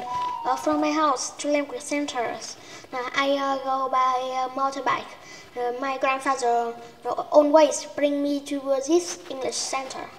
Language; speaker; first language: English; non-native, learner; Vietnamese